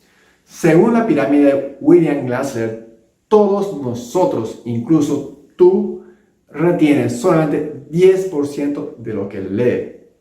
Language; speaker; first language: Spanish; non-native, local second language; Japanese